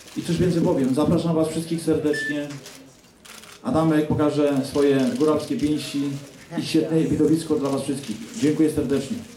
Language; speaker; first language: Polish; native; Polish